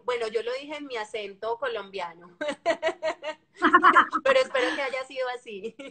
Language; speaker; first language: Spanish; native; Spanish